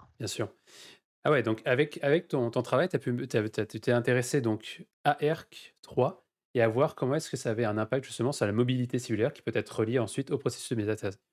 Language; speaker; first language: French; native; French